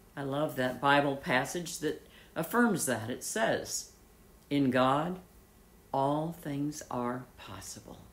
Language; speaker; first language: English; native; English